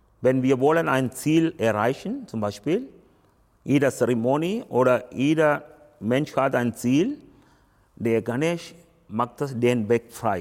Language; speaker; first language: German; non-native, learner; Tamil